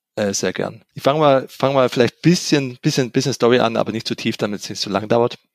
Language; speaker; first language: German; native; German